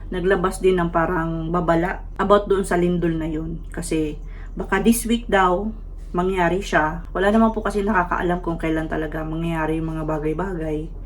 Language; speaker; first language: Filipino; native; Filipino